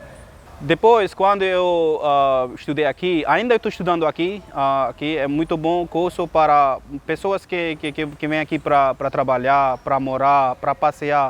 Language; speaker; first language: Portuguese; non-native, learner; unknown